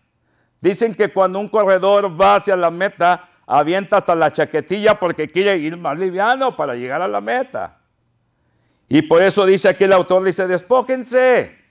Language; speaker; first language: Spanish; native; Spanish